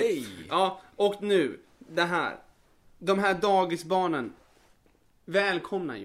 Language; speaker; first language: Swedish; native; Swedish